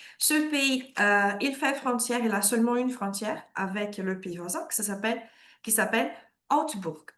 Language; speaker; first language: French; non-native, fluent; Portuguese